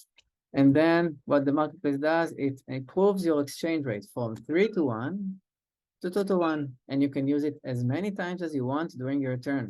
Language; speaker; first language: English; non-native, fluent; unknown